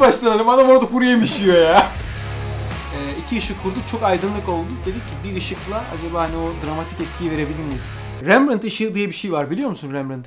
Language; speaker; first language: Turkish; native; Turkish